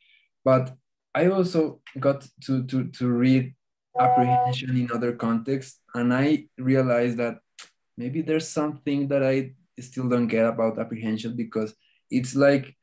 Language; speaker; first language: English; non-native, fluent; Spanish